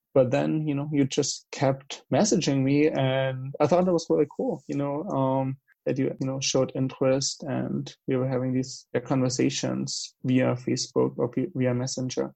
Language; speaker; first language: English; non-native, fluent; German